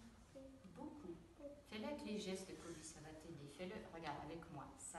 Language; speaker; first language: French; native; French